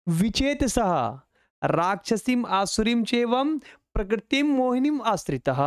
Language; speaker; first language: Hindi; native; Hindi